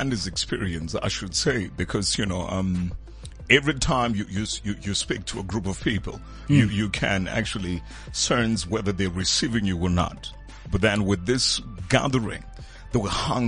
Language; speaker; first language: English; non-native, local second language; Tswana